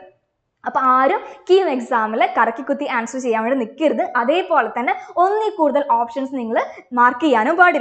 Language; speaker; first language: Malayalam; native; Malayalam